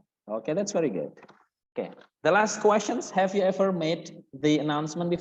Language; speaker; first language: English; non-native, fluent; Indonesian